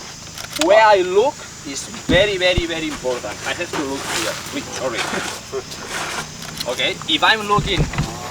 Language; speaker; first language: English; non-native, fluent; Spanish